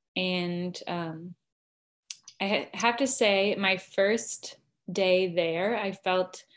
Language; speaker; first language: English; native; English